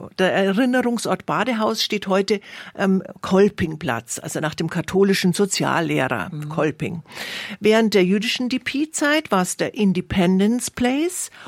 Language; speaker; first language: German; native; German